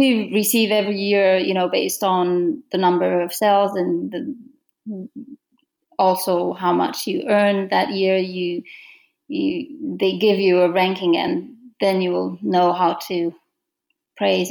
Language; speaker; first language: English; non-native, fluent; Romanian